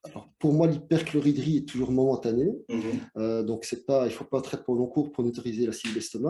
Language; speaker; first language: French; native; French